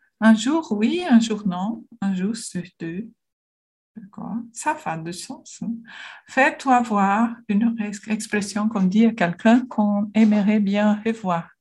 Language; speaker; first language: French; non-native, learner; Portuguese